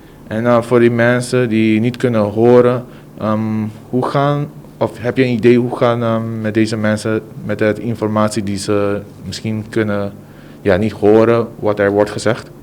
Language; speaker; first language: Dutch; non-native, local second language; Papiamento